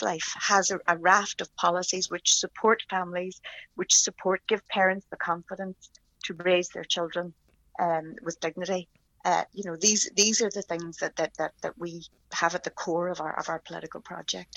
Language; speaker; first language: English; native; English